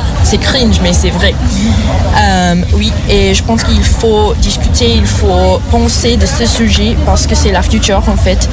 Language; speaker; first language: French; non-native, fluent; English